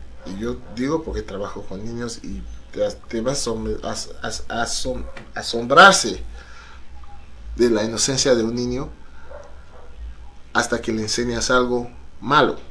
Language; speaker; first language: Spanish; non-native, fluent; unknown